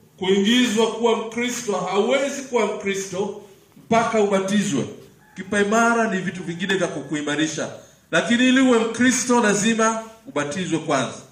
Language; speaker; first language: Swahili; native; Swahili